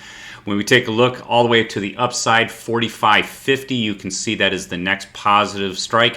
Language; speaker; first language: English; native; English